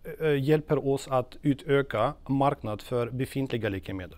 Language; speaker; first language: Swedish; non-native, fluent; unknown